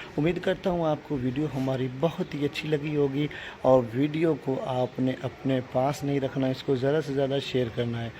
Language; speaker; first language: Urdu; non-native, local second language; Punjabi